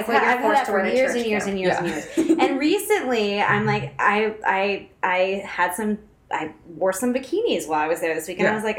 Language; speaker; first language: English; native; English